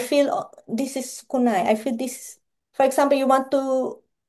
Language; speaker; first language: English; non-native, local second language; Filipino